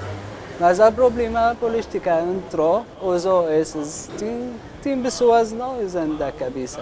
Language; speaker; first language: Portuguese; non-native, local second language; Arabic